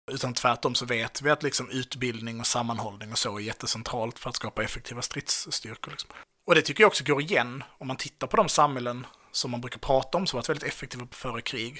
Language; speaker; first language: Swedish; native; Swedish